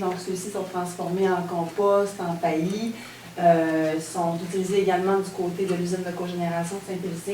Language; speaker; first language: French; native; French